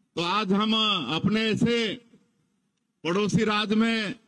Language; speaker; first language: Hindi; native; Hindi